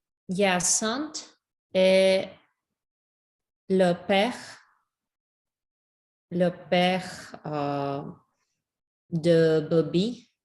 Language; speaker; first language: French; non-native, learner; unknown